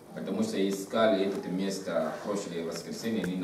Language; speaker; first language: Russian; non-native, fluent; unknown